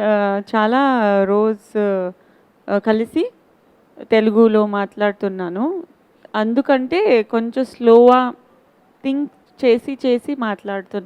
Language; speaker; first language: Telugu; non-native, fluent; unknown